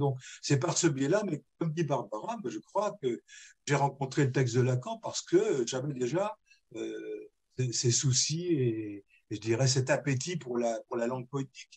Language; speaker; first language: French; native; French